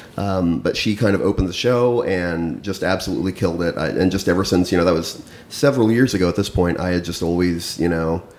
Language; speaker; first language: English; native; English